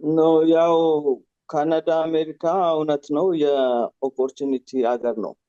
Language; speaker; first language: Amharic; native; Amharic